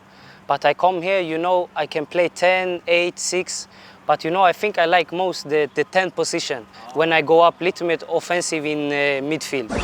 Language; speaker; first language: English; non-native, fluent; Swedish